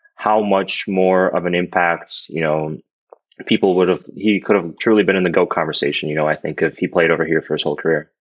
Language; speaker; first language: English; native; English